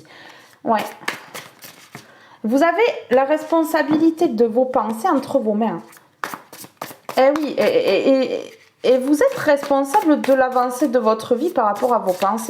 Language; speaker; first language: French; native; French